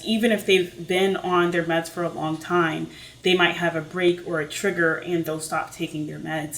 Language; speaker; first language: English; native; English